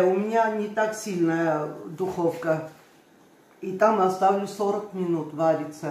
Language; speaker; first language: Russian; non-native, fluent; Armenian